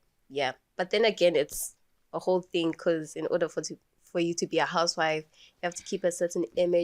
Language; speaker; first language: English; non-native, local second language; Swati